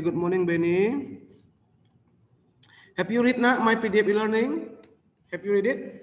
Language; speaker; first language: English; non-native, local second language; Indonesian